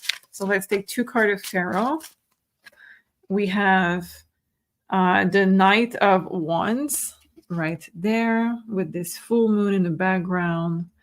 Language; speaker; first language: English; non-native, fluent; French